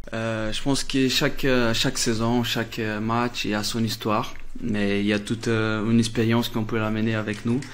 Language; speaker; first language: French; non-native, fluent; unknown